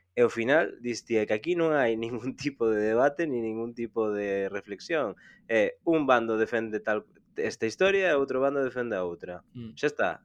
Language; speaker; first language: Galician; native; Galician